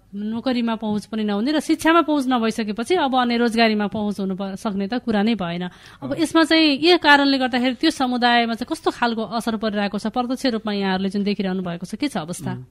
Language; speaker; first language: Nepali; native; Nepali